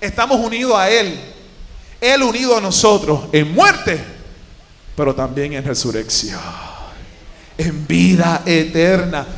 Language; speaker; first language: Spanish; native; Spanish